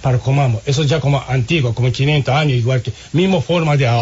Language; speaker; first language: Spanish; non-native, learner; Japanese